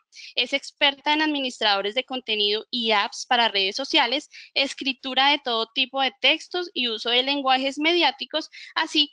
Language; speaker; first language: Spanish; native; Spanish